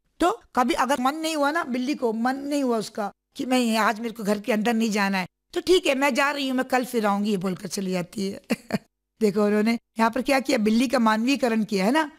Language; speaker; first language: Hindi; non-native, local second language; Malayalam